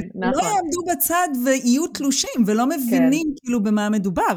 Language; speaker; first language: Hebrew; native; Hebrew